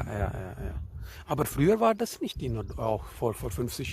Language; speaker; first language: German; non-native, learner; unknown